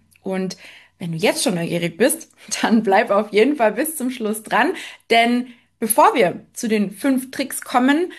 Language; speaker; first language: German; native; German